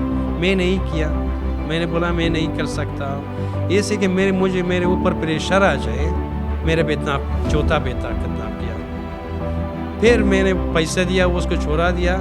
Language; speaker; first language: Hindi; non-native, fluent; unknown